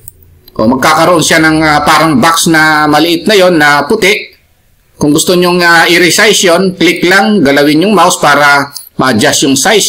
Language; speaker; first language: Filipino; native; Filipino